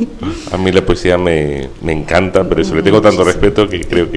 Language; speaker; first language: Spanish; native; Spanish